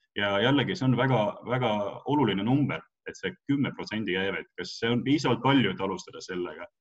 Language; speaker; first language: Estonian; non-native, local second language; Russian